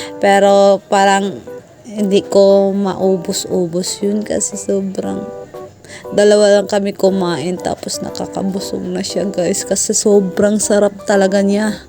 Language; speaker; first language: Filipino; non-native, local second language; Cebuano